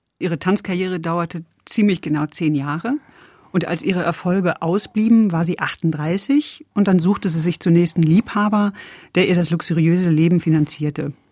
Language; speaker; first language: German; native; German